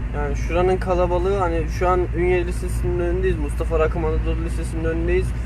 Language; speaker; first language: Turkish; native; Turkish